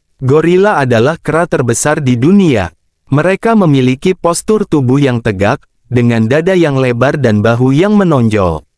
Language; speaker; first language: Indonesian; native; Indonesian